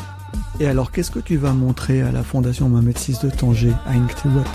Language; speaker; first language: French; native; French